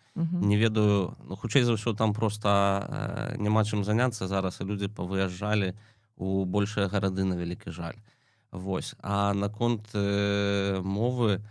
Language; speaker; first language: Belarusian; native; Belarusian